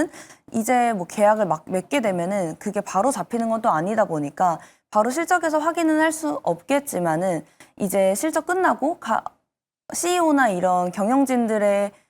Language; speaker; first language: Korean; native; Korean